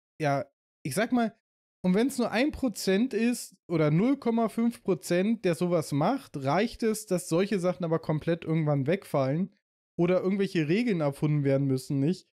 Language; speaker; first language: German; native; German